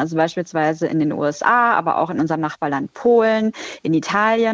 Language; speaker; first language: German; native; German